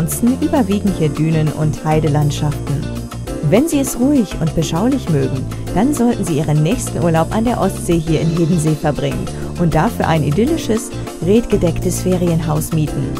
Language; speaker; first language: German; native; German